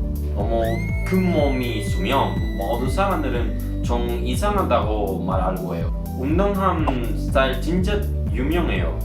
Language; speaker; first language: Korean; non-native, learner; Spanish